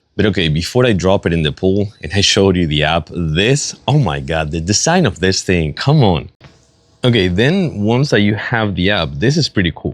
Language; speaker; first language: English; non-native, fluent; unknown